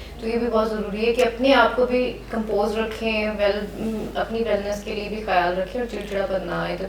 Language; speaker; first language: Urdu; native; Urdu